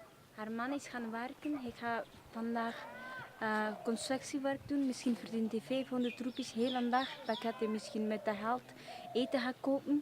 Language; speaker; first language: Dutch; non-native, fluent; Nepali